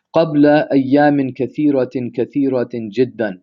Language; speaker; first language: Arabic; non-native, learner; English